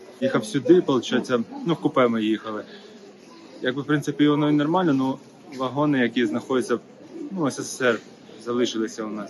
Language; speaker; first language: Ukrainian; non-native, local second language; Russian